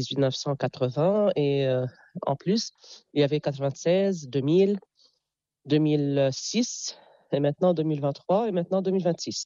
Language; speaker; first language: French; non-native, local second language; Arabic